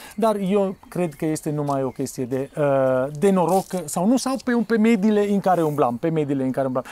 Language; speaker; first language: Romanian; non-native, fluent; Italian